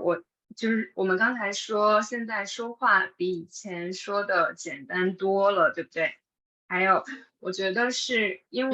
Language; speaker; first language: Chinese; non-native, fluent; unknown